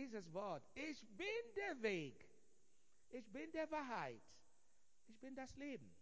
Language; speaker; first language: German; non-native, fluent; Igbo